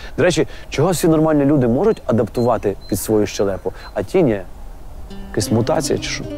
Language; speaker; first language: Ukrainian; native; Ukrainian